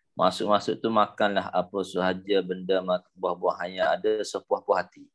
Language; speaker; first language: Malay; native; Malay